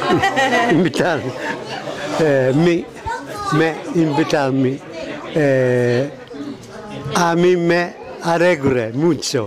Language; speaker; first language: Spanish; non-native, learner; Japanese